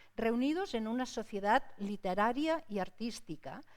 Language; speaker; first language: Spanish; non-native, local second language; Catalan